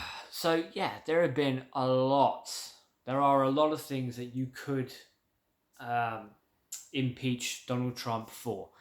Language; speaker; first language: English; native; English